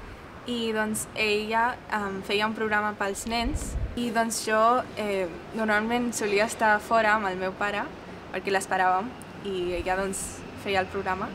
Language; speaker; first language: Catalan; non-native, local second language; Hindi